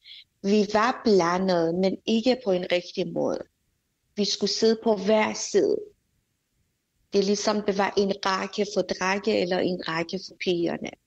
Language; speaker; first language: Danish; non-native, fluent; Persian